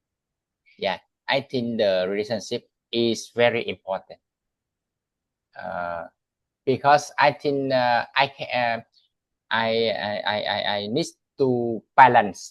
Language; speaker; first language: English; non-native, learner; Vietnamese